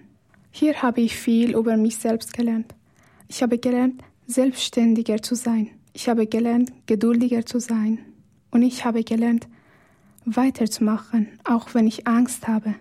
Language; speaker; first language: German; non-native, fluent; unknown